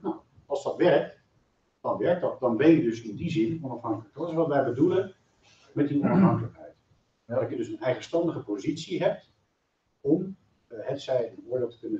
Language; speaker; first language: Dutch; native; Dutch